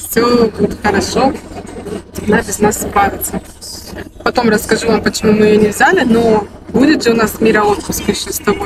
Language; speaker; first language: Russian; native; Russian